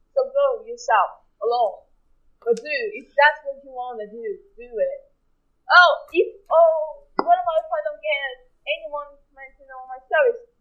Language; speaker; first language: English; non-native, fluent; Portuguese